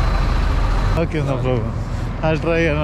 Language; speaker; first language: English; non-native, learner; Hindi